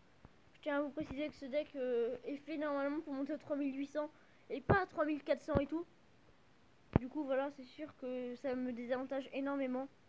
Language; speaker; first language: French; native; French